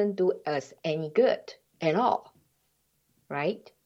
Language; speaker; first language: English; non-native, fluent; Chinese